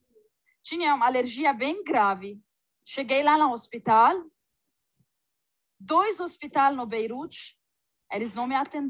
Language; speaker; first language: Portuguese; non-native, fluent; Arabic